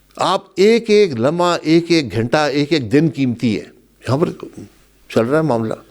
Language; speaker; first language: Urdu; non-native, local second language; Pahari-Potwari